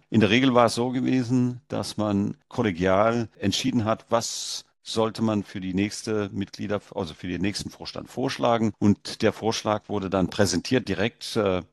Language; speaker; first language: German; early bilingual, heritage; German